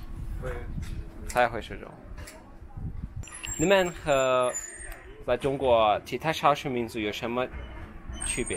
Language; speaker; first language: Chinese; non-native, learner; Turkish